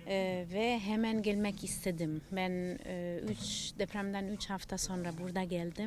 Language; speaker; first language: Turkish; non-native, learner; Italian